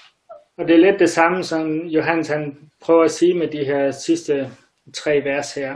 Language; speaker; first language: Danish; native; Danish